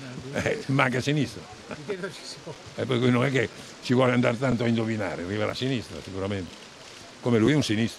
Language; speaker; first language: Italian; native; Italian